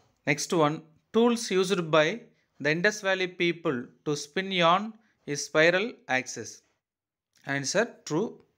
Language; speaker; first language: English; non-native, local second language; Tamil